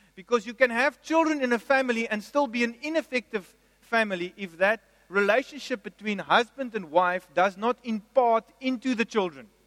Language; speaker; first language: English; non-native, local second language; Afrikaans